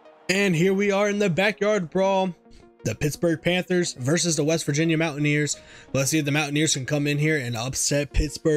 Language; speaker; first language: English; native; English